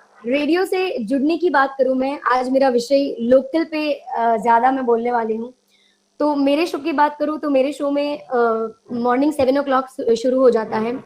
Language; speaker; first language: Hindi; non-native, local second language; Gujarati